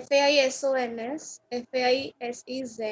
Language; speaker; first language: French; non-native, learner; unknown